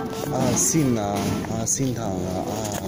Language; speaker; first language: Chinese; non-native, learner; Turkish